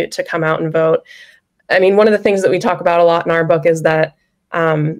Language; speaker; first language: English; native; English